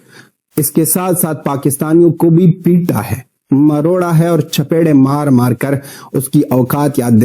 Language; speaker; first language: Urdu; non-native, fluent; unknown